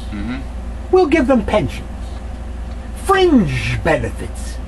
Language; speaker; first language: English; native; English